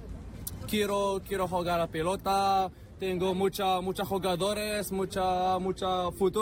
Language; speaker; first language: Spanish; non-native, learner; Arabic